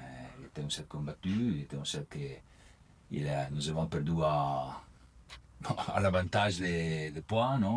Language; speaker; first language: French; non-native, learner; Italian